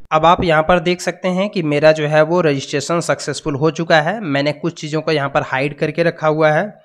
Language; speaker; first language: Hindi; native; Hindi